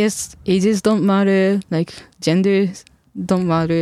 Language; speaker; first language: English; non-native, fluent; Japanese